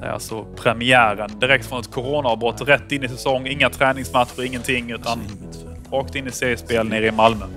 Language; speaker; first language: Swedish; native; Swedish